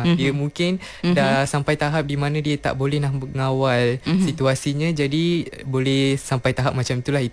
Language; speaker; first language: Malay; non-native, local second language; Tamil